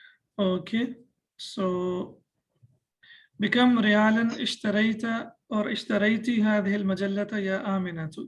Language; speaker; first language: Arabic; non-native, fluent; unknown